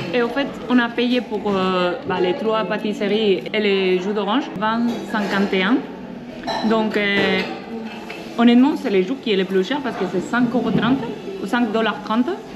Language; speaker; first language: French; non-native, fluent; Spanish